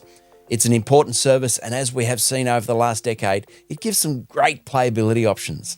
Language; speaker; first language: English; native; English